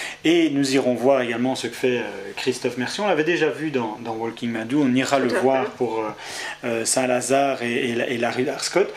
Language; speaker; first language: French; native; French